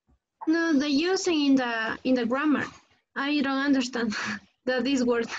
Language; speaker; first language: English; non-native, learner; Spanish